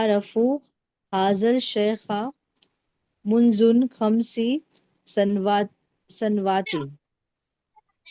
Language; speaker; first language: Arabic; non-native, learner; Urdu